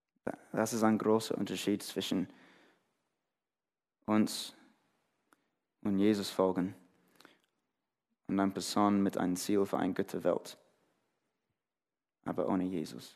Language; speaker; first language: German; non-native, fluent; English